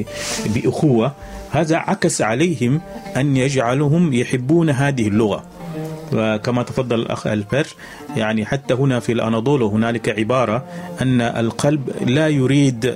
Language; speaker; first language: Arabic; non-native, fluent; Turkish